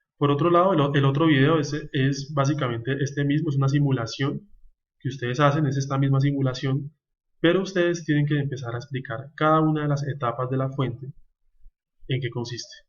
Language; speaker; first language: Spanish; native; Spanish